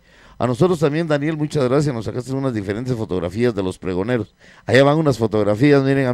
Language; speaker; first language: Spanish; native; Spanish